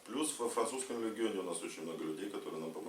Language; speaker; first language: Russian; native; Russian